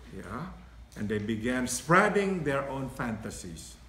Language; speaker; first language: English; non-native, fluent; Indonesian